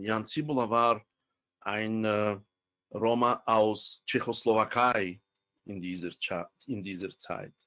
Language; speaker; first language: German; non-native, fluent; Romany